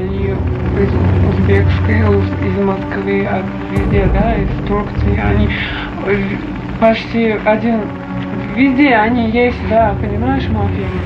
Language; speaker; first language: Russian; non-native, fluent; Uzbek